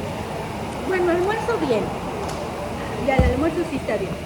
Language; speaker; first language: Spanish; native; Spanish